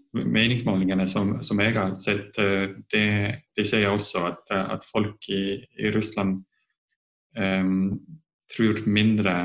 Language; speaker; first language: Norwegian; non-native, fluent; Estonian